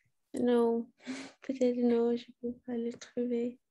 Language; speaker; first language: French; non-native, learner; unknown